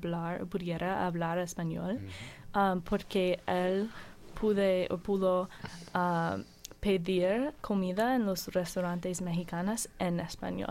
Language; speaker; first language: Spanish; non-native, learner; English